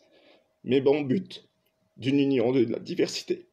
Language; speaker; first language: French; non-native, local second language; Kabyle